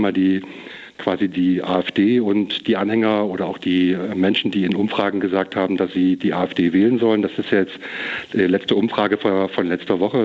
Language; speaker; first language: German; native; German